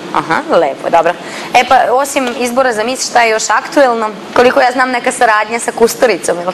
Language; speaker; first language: Croatian; native; Croatian